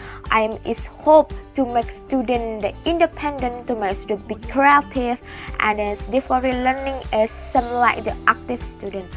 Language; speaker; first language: English; non-native, learner; Indonesian